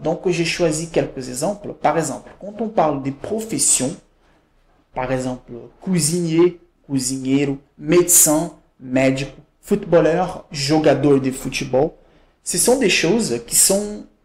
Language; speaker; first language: French; non-native, fluent; Portuguese